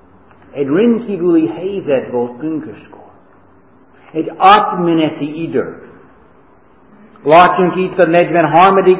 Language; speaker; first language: Hungarian; non-native, fluent; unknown